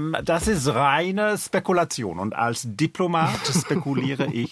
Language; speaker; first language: German; non-native, fluent; English